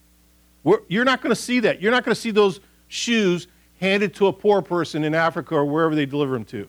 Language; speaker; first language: English; native; English